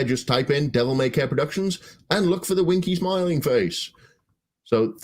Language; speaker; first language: English; native; English